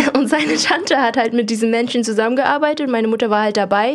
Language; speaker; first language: German; early bilingual, other home language; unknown